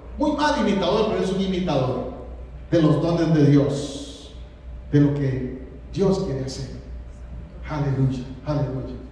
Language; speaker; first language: Spanish; native; Spanish